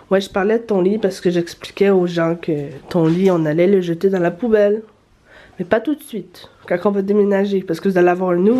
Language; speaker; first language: French; native; French